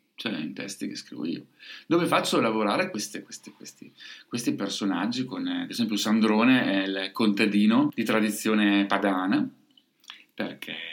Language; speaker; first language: Italian; native; Italian